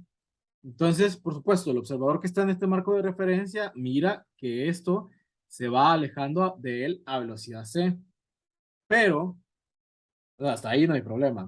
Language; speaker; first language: Spanish; native; Spanish